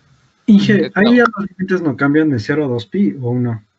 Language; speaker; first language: Spanish; native; Spanish